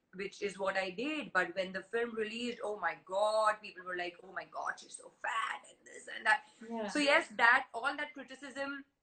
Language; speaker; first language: English; non-native, local second language; Hindi